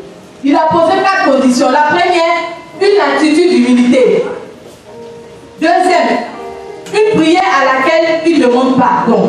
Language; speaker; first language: French; non-native, local second language; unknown